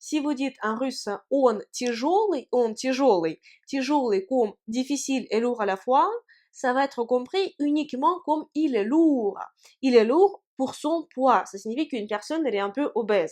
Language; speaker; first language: French; non-native, fluent; Russian